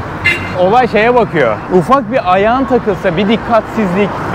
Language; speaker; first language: Turkish; native; Turkish